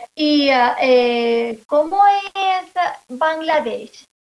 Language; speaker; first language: Spanish; native; Spanish